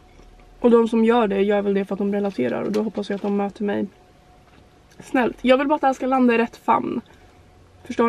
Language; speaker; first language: Swedish; native; Swedish